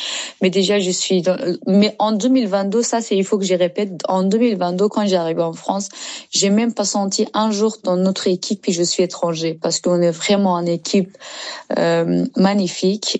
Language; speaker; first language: French; non-native, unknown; Persian